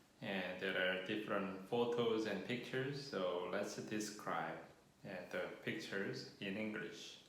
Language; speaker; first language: English; non-native, fluent; Korean